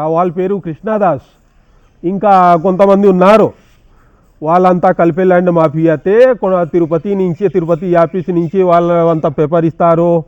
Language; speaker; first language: Telugu; non-native, local second language; Hindi